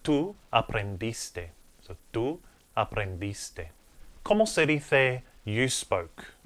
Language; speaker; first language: Spanish; non-native, fluent; English